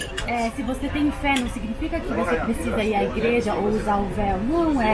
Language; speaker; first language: Portuguese; early bilingual, heritage; Portuguese